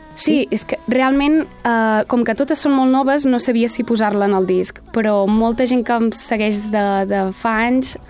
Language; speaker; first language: Catalan; native; Catalan